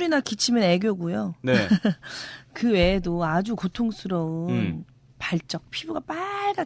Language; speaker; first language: Korean; native; Korean